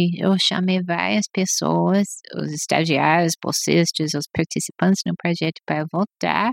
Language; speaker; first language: Portuguese; non-native, fluent; English